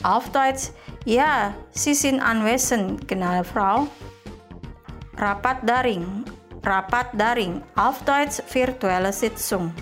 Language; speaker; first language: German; non-native, fluent; Indonesian